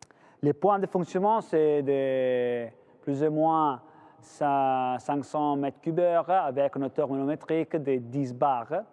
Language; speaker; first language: French; non-native, fluent; Italian